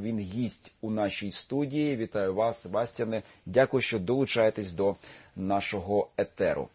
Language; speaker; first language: Ukrainian; native; Ukrainian